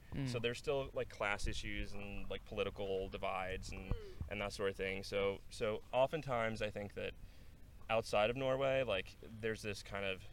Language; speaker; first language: English; non-native, fluent; Norwegian